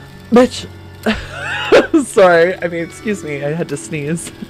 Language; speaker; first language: English; native; English